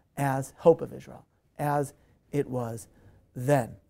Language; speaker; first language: English; native; English